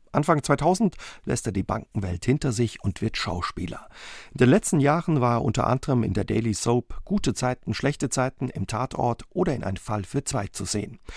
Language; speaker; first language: German; native; German